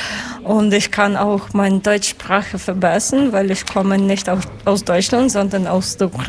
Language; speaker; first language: German; non-native, learner; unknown